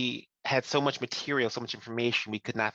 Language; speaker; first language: English; native; English